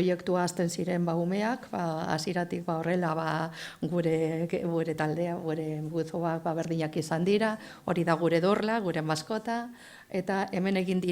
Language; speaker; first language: Basque; non-native, local second language; Spanish